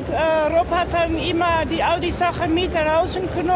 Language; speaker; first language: German; non-native, learner; Dutch